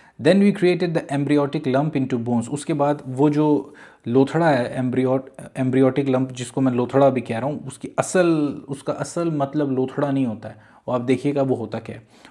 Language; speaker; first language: Urdu; native; Urdu